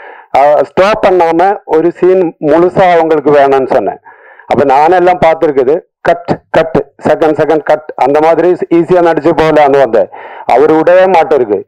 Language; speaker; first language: Tamil; non-native, learner; Malayalam